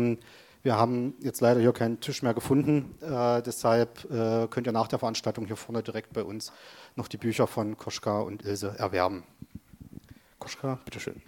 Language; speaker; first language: German; native; German